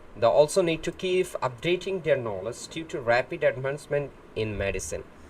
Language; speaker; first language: English; non-native, local second language; Bangla